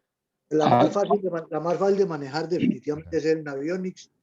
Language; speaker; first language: Spanish; native; Spanish